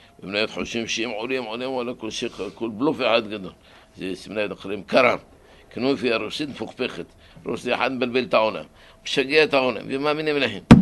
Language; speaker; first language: Hebrew; non-native, fluent; Arabic